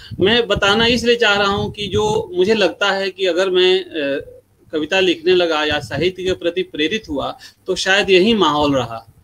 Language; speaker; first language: Hindi; non-native, local second language; Bhojpuri